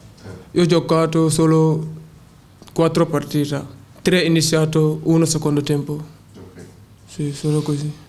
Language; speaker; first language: Italian; non-native, learner; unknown